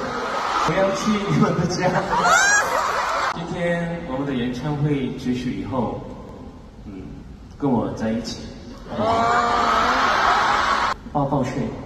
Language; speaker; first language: Chinese; non-native, learner; Korean